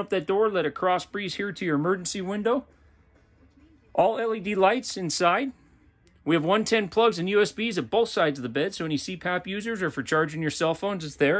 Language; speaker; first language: English; native; English